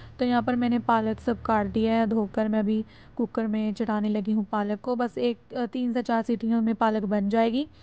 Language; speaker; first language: Hindi; non-native, local second language; Punjabi